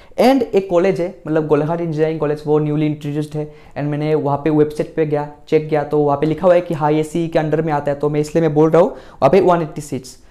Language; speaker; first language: Hindi; non-native, local second language; Assamese